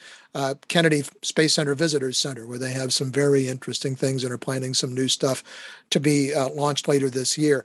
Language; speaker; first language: English; native; English